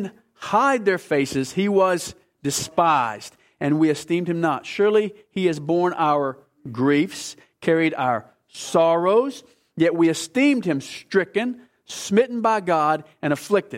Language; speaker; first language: English; native; English